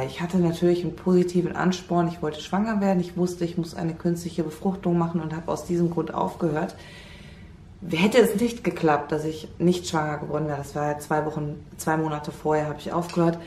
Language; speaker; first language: German; native; German